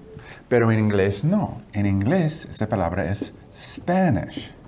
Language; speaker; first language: Spanish; non-native, learner; English